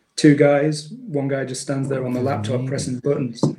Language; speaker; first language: English; native; English